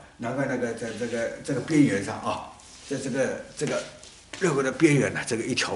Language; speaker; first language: Chinese; native; Chinese